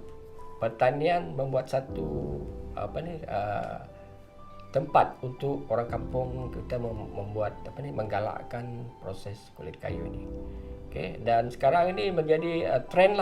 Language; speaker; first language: Indonesian; non-native, local second language; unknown